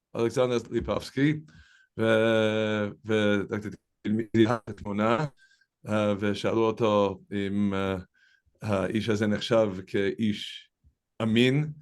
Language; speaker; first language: Hebrew; non-native, fluent; English